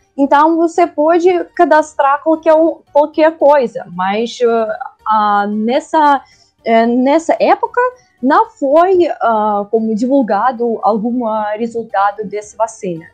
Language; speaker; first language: Portuguese; non-native, learner; Russian